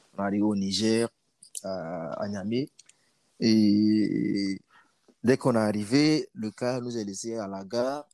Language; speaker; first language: French; non-native, local second language; Mossi